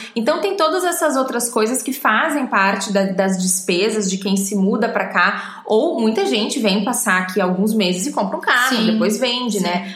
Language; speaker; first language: Portuguese; native; Portuguese